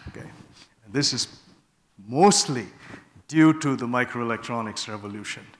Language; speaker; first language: English; non-native, local second language; Bangla